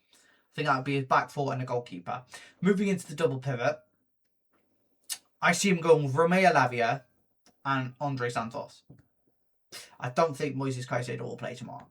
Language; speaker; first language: English; native; English